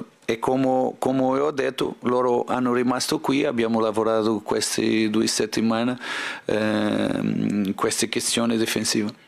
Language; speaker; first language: Italian; non-native, fluent; Portuguese